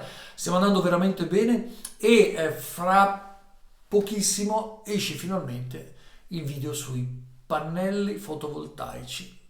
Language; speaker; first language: Italian; native; Italian